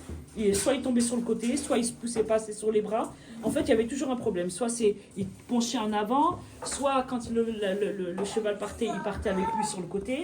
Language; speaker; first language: French; native; French